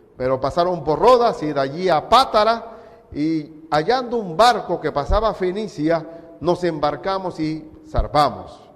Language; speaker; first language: Spanish; native; Spanish